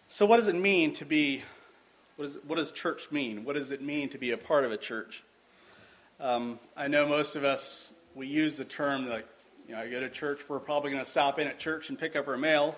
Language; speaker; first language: English; native; English